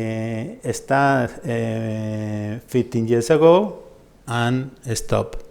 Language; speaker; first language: English; non-native, fluent; Spanish